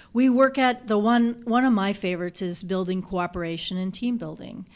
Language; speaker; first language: English; native; English